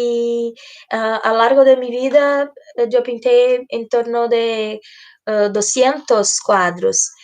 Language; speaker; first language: Spanish; non-native, fluent; Portuguese